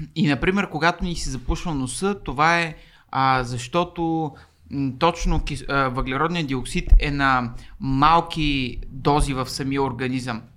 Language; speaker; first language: Bulgarian; native; Bulgarian